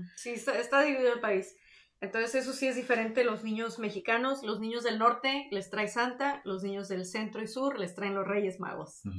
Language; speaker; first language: Spanish; native; Spanish